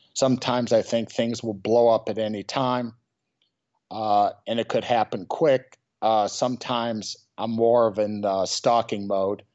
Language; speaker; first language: English; native; English